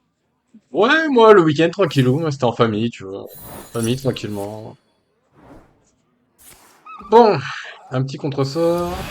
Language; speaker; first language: French; native; French